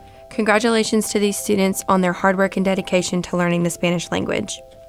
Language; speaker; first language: English; native; English